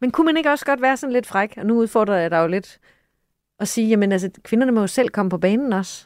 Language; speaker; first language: Danish; native; Danish